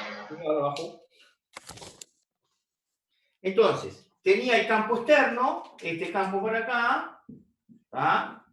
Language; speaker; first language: Spanish; native; Spanish